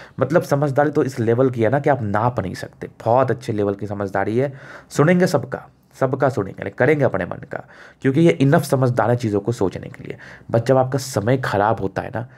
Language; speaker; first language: Hindi; native; Hindi